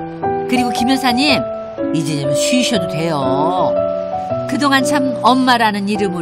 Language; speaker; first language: Korean; native; Korean